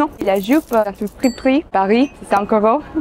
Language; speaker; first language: French; non-native, learner; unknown